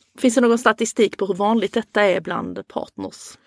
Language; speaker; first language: Swedish; native; Swedish